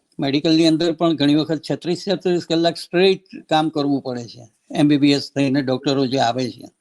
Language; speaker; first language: Gujarati; native; Gujarati